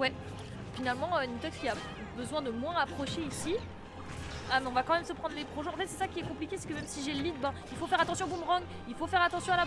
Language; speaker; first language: French; native; French